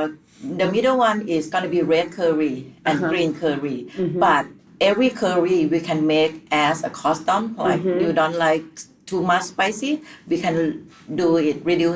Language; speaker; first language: English; non-native, learner; Thai